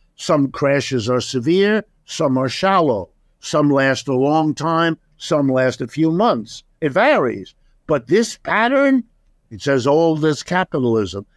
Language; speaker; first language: English; early bilingual, other home language; German